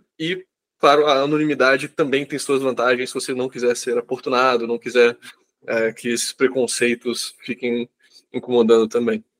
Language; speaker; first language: Portuguese; native; Portuguese